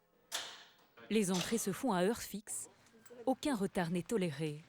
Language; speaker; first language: French; native; French